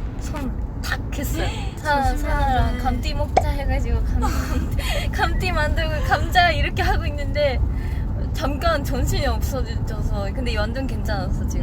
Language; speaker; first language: Korean; non-native, fluent; Japanese